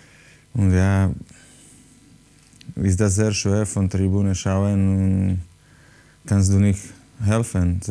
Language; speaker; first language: German; non-native, learner; Slovak